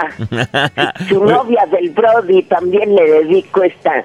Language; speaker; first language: Spanish; native; Spanish